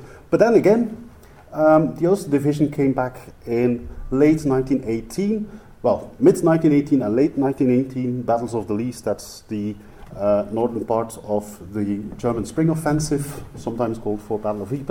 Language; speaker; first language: English; non-native, fluent; Dutch